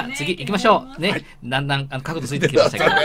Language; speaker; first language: Japanese; native; Japanese